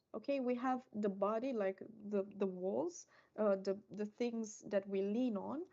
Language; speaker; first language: English; non-native, fluent; Romanian